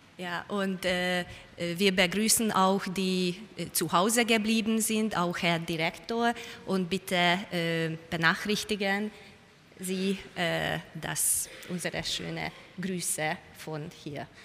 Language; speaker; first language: German; non-native, learner; Hungarian